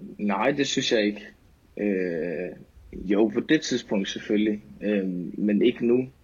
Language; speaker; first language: Danish; native; Danish